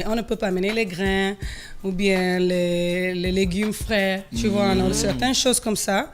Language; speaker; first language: French; early bilingual, heritage; French